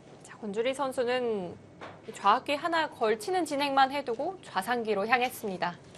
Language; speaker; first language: Korean; native; Korean